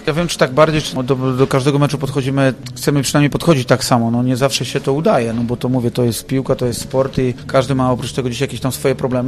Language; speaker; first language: Polish; native; Polish